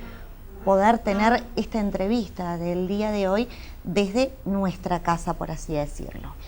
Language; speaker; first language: Spanish; native; Spanish